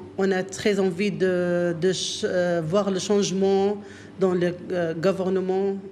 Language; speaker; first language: French; non-native, learner; Arabic